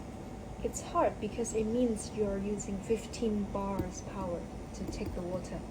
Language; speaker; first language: English; non-native, learner; Chinese